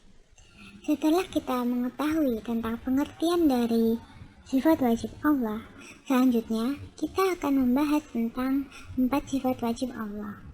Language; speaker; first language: Indonesian; native; Indonesian